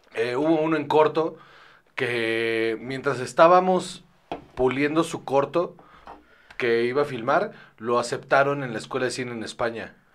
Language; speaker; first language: Spanish; native; Spanish